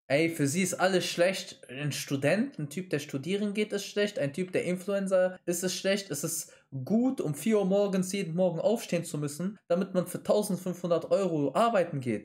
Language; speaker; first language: German; native; German